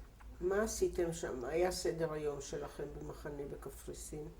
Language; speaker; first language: Hebrew; native; Hebrew